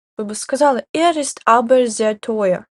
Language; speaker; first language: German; non-native, fluent; Ukrainian